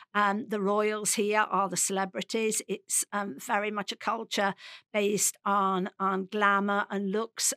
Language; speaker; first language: English; native; English